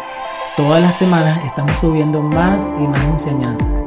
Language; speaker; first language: Spanish; native; Spanish